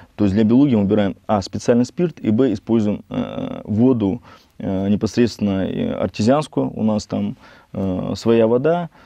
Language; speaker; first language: Russian; native; Russian